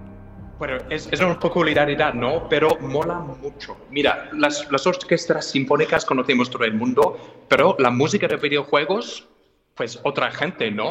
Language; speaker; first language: Spanish; non-native, fluent; English